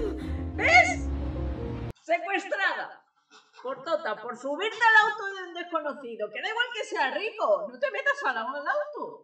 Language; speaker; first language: Spanish; native; Spanish